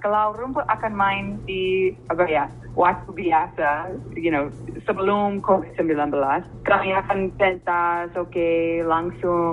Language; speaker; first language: Indonesian; non-native, fluent; English